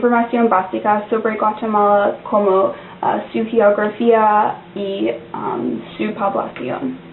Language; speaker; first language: Spanish; non-native, learner; English